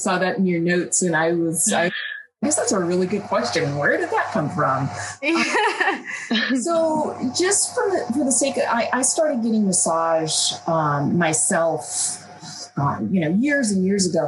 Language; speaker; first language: English; native; English